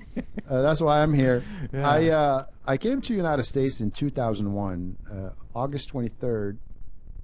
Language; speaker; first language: English; non-native, fluent; Arabic